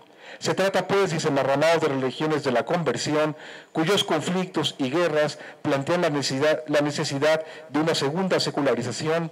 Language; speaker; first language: Spanish; native; Spanish